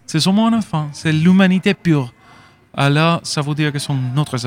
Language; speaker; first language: French; non-native, fluent; Spanish